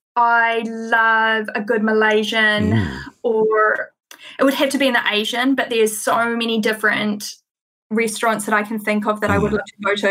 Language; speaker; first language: English; native; English